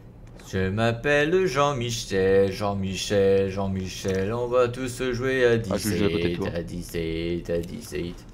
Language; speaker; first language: French; native; French